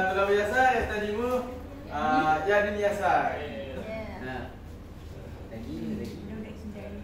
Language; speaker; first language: Arabic; non-native, learner; Malay